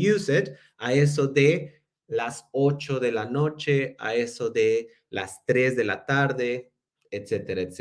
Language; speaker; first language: Spanish; non-native, fluent; English